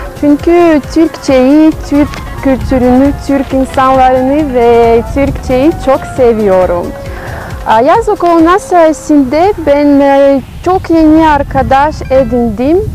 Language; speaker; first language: Turkish; non-native, fluent; Russian